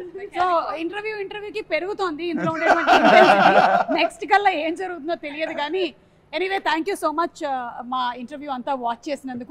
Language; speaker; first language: Telugu; native; Telugu